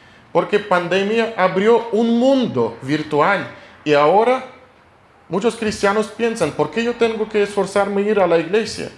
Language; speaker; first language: Spanish; non-native, fluent; Russian